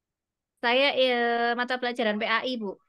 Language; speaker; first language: Indonesian; native; Indonesian